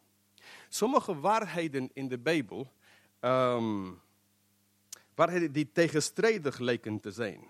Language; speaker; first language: Dutch; non-native, fluent; English